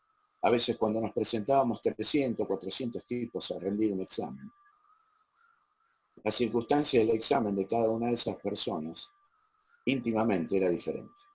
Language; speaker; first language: Spanish; native; Spanish